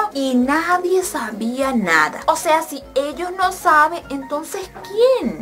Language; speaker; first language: Spanish; native; Spanish